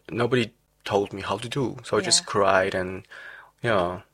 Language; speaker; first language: English; non-native, fluent; Chinese